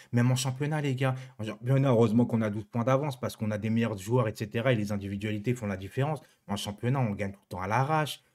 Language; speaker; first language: French; native; French